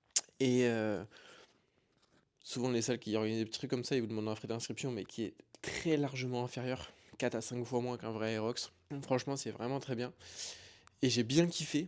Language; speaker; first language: French; native; French